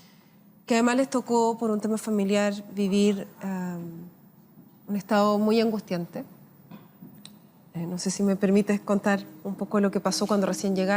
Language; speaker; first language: Spanish; native; Spanish